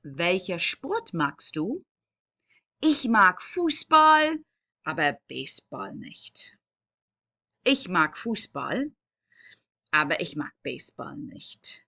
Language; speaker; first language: German; non-native, learner; English